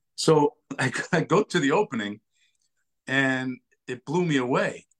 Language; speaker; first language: English; early bilingual, other home language; Italian